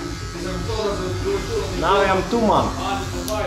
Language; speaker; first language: English; non-native, learner; Greek